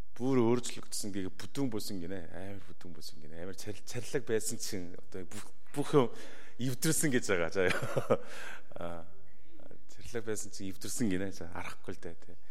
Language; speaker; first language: Mongolian; non-native, fluent; Korean